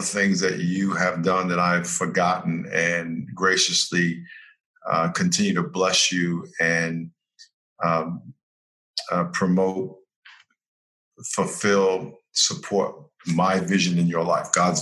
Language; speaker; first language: English; native; English